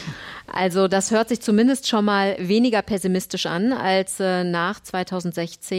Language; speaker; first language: German; native; German